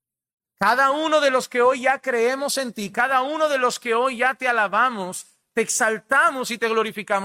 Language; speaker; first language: Spanish; native; Spanish